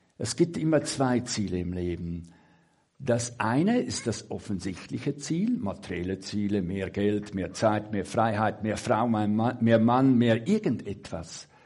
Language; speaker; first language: German; native; German